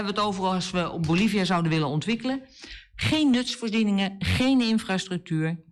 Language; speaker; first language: Dutch; native; Dutch